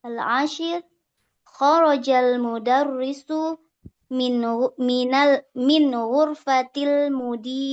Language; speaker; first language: Arabic; non-native, learner; Indonesian